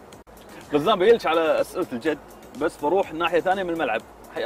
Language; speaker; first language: Arabic; native; Arabic